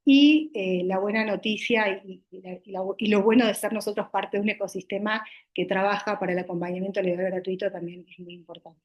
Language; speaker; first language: Spanish; native; Spanish